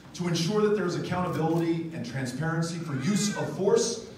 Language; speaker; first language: English; native; English